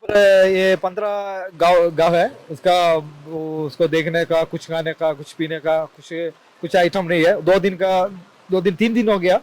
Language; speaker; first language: Hindi; non-native, local second language; Malayalam